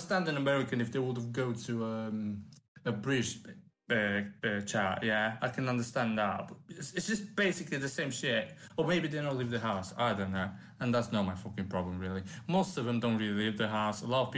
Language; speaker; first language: English; non-native, fluent; Romanian